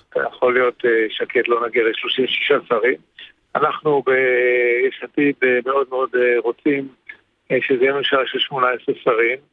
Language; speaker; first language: Hebrew; native; Hebrew